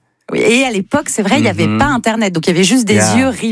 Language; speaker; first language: French; native; French